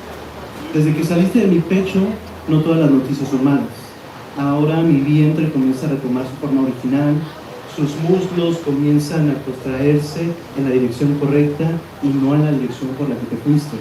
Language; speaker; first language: Spanish; native; Spanish